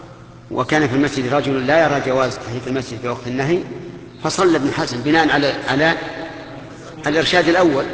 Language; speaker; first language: Arabic; native; Arabic